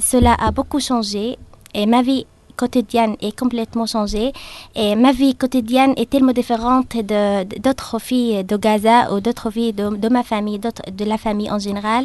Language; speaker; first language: French; non-native, fluent; Arabic